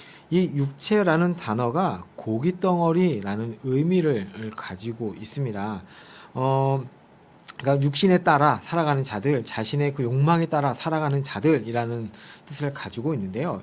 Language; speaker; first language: Korean; native; Korean